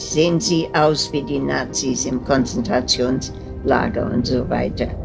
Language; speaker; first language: German; early bilingual, heritage; German